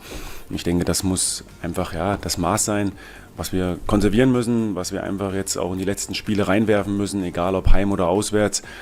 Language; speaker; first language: German; native; German